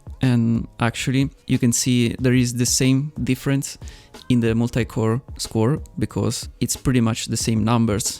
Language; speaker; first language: English; non-native, fluent; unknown